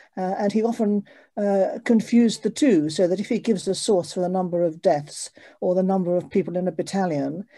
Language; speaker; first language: English; native; English